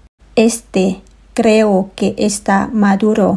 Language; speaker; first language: Spanish; non-native, fluent; Thai